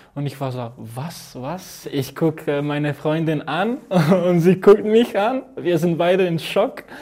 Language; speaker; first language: German; non-native, learner; Croatian